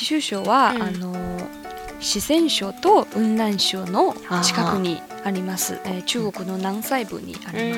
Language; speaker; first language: Japanese; non-native, fluent; Chinese